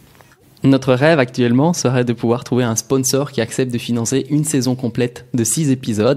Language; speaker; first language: French; native; French